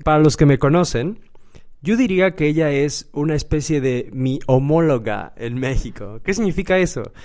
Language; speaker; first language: Spanish; native; Spanish